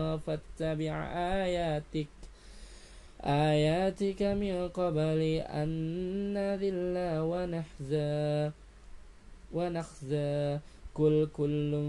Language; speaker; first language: Arabic; non-native, fluent; Indonesian